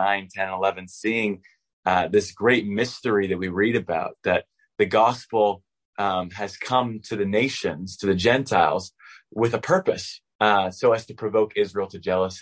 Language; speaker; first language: English; native; English